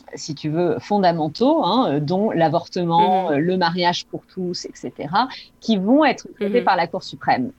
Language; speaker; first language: French; native; French